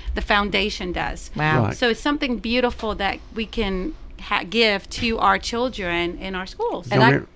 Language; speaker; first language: English; non-native, fluent; Spanish